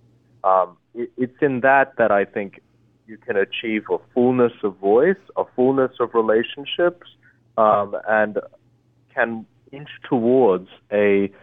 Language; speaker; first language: English; early bilingual, other home language; Korean